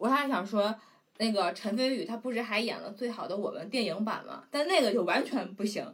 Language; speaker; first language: Chinese; native; Chinese